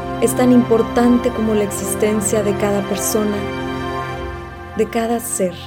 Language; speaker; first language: Spanish; native; Spanish